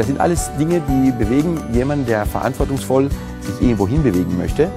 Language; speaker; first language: German; non-native, fluent; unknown